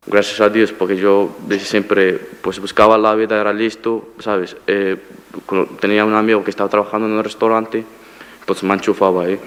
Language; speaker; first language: Spanish; non-native, fluent; Arabic